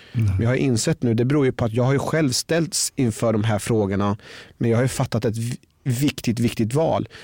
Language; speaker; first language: Swedish; early bilingual, other home language; Persian